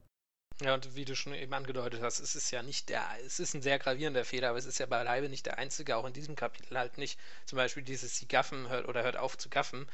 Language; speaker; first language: German; native; German